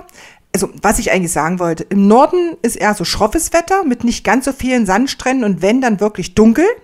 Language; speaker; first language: German; native; German